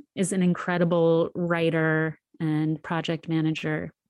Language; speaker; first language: English; native; English